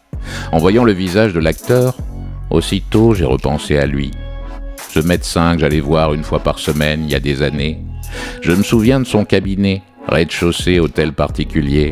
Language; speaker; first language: French; native; French